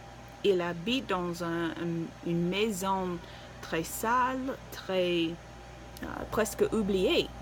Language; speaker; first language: French; non-native, learner; English